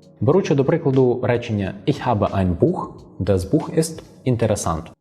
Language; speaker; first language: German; non-native, fluent; Ukrainian